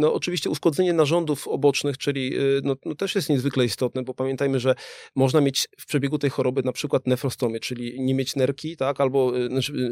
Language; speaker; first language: Polish; native; Polish